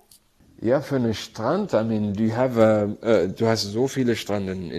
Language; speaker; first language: German; non-native, learner; Arabic